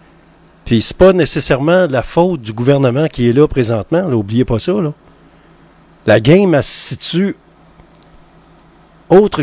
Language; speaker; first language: French; native; French